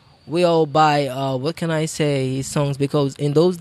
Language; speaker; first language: English; non-native, local second language; Krio